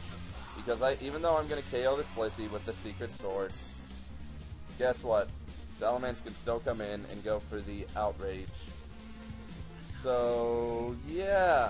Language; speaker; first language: English; native; English